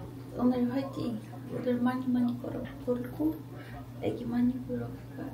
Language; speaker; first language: Korean; non-native, learner; Ukrainian